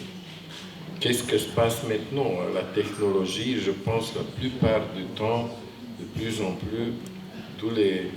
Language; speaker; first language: French; non-native, fluent; Hungarian